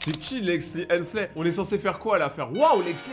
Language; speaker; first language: French; native; French